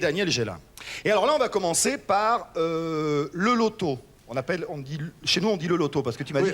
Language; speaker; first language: French; native; French